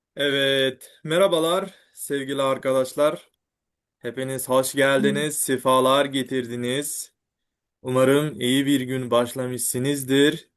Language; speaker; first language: Turkish; non-native, fluent; Uzbek